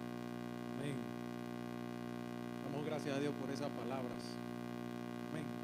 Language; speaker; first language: Spanish; native; Spanish